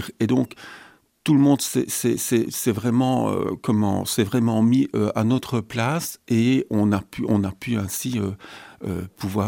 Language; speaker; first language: French; native; French